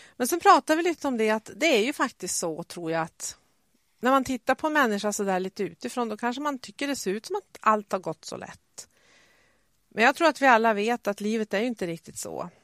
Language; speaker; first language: Swedish; native; Swedish